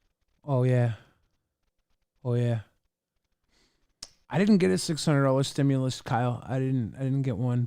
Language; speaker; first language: English; native; English